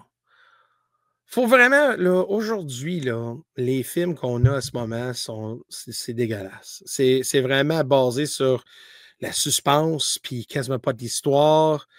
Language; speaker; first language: French; native; French